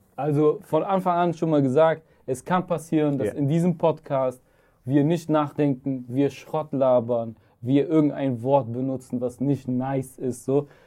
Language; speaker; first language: German; early bilingual, other home language; Arabic